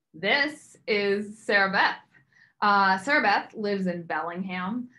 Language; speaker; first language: English; native; English